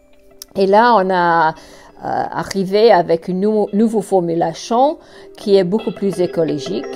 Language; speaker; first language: French; non-native, fluent; English